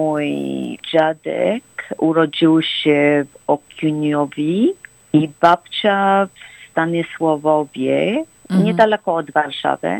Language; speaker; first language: Polish; early bilingual, heritage; Polish